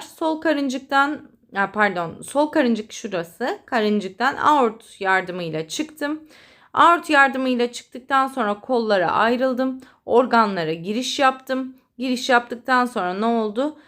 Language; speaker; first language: Turkish; native; Turkish